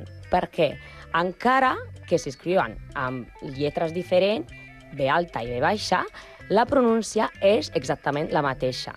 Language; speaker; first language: Catalan; non-native, learner; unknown